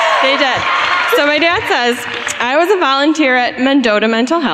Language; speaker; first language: English; native; English